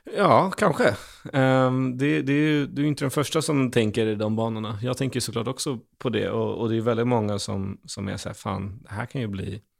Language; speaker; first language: Swedish; native; Swedish